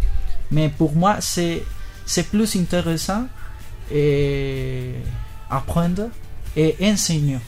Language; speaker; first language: French; non-native, learner; Spanish